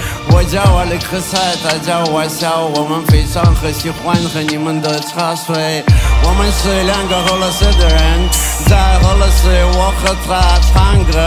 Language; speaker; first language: Chinese; non-native, learner; Russian